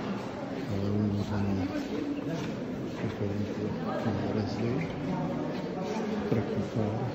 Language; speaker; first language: Spanish; early bilingual, heritage; Spanish